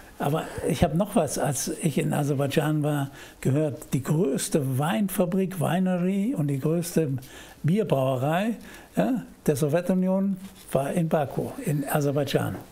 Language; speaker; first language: German; native; German